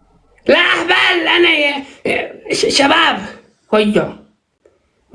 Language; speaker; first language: Arabic; non-native, learner; Oromo